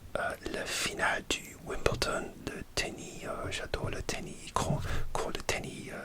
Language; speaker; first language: French; non-native, learner; English